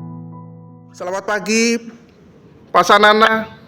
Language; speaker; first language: Indonesian; native; Indonesian